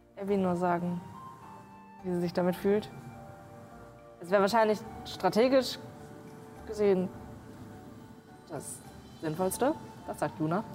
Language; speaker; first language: German; native; German